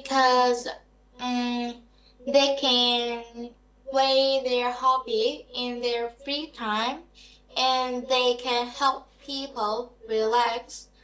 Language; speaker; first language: English; non-native, learner; Vietnamese